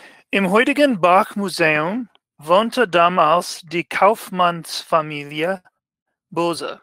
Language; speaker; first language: German; non-native, learner; English